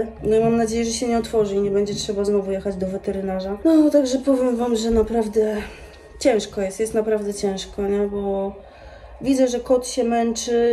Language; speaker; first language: Polish; native; Polish